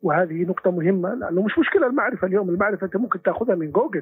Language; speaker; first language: Arabic; native; Arabic